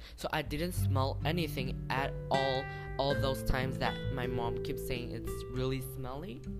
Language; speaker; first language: English; non-native, learner; Chinese